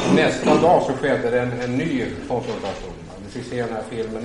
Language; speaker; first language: Swedish; native; Swedish